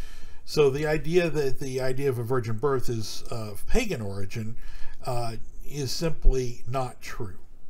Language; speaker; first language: English; native; English